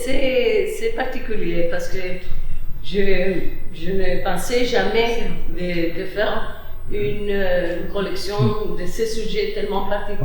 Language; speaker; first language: French; non-native, fluent; Spanish